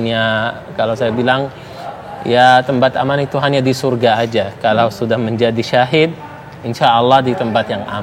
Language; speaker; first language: Indonesian; non-native, fluent; Arabic